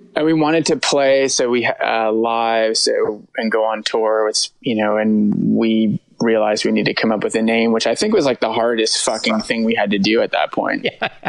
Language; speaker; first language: English; native; English